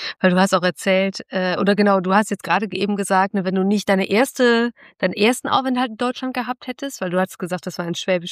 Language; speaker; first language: German; native; German